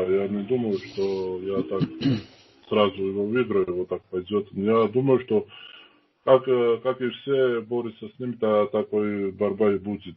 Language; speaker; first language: Russian; non-native, fluent; Georgian